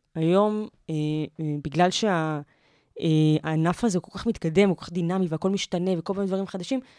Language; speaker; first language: Hebrew; native; Hebrew